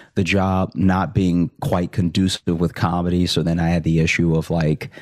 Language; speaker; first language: English; native; English